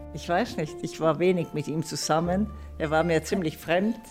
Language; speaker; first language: German; non-native, fluent; Italian